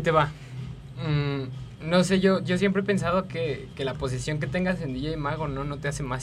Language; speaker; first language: Spanish; native; Spanish